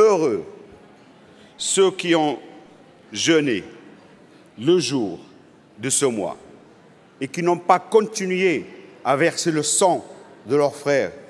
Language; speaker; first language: French; non-native, local second language; Arabic